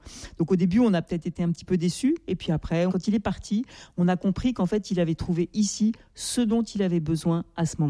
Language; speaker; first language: French; native; French